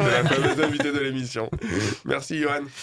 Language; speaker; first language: French; native; French